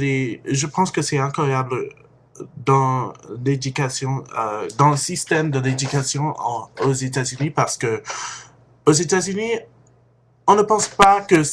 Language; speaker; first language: French; non-native, fluent; English